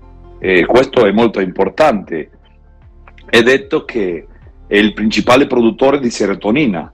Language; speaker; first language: Italian; non-native, fluent; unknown